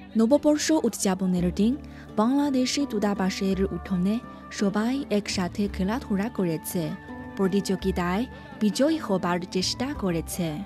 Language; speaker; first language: Bangla; non-native, fluent; Chinese